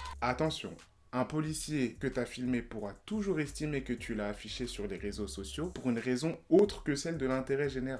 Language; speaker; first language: French; native; French